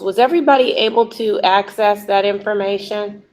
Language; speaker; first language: English; native; English